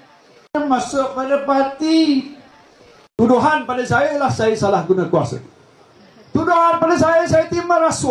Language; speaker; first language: Malay; native; Malay